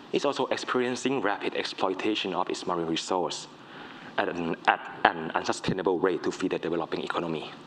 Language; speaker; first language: English; non-native, fluent; Thai